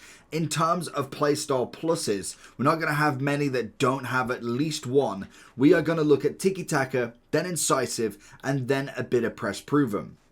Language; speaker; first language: English; native; English